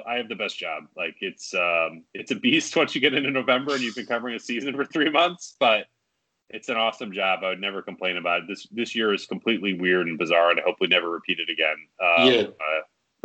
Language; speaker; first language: English; native; English